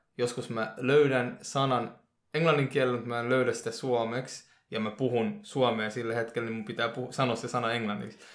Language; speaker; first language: Finnish; early bilingual, other home language; Oromo